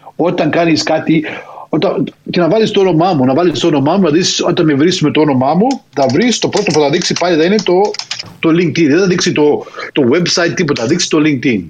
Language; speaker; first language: Greek; early bilingual, heritage; Greek